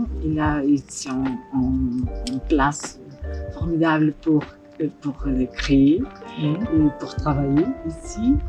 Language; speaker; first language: French; non-native, learner; Portuguese